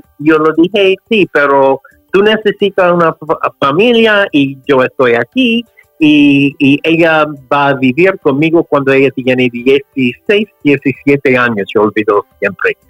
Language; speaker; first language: Spanish; non-native, learner; English